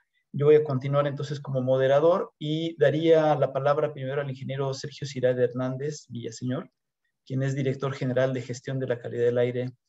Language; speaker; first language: Spanish; native; Spanish